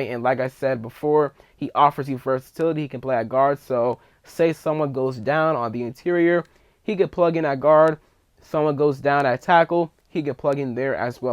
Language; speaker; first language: English; native; English